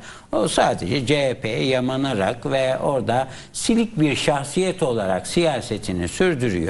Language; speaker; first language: Turkish; native; Turkish